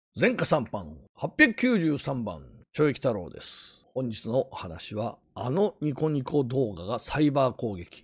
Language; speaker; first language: Japanese; native; Japanese